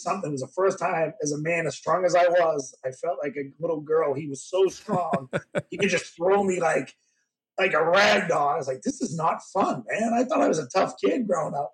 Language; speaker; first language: English; native; English